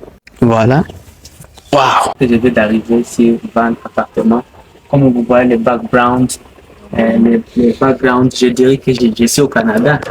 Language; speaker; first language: French; non-native, local second language; Rundi